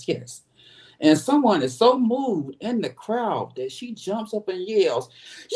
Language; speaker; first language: English; native; English